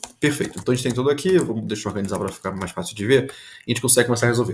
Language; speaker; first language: Portuguese; native; Portuguese